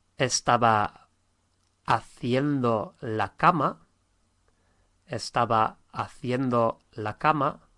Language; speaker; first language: Spanish; non-native, fluent; English